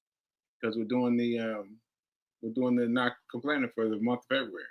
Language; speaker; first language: English; native; English